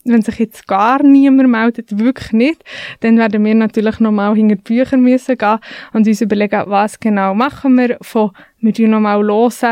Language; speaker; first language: German; native; German